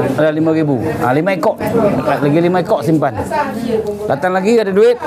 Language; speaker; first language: Malay; native; Malay